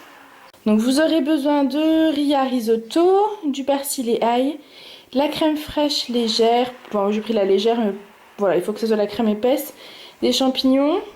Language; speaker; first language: French; native; French